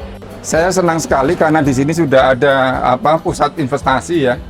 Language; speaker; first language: Indonesian; native; Indonesian